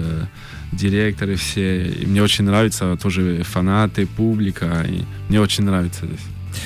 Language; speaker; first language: Russian; early bilingual, heritage; French